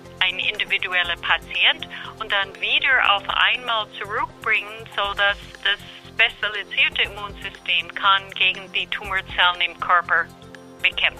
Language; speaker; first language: German; non-native, fluent; English